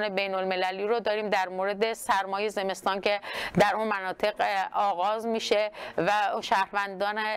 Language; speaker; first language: Persian; non-native, local second language; Kurdish